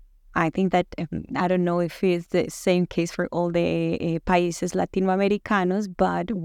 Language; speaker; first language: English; non-native, fluent; Spanish